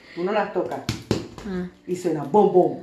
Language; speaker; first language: Spanish; native; Spanish